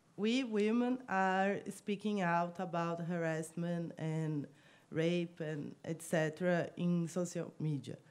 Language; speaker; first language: English; non-native, fluent; Portuguese